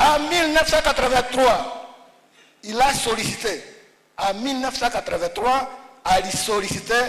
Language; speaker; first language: French; non-native, local second language; Swahili